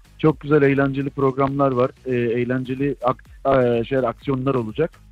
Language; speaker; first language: Turkish; native; Turkish